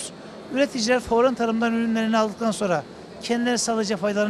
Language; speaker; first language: Turkish; native; Turkish